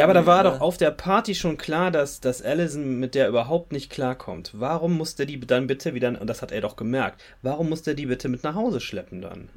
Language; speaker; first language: German; native; German